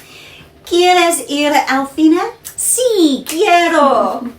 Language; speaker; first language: Spanish; non-native, learner; English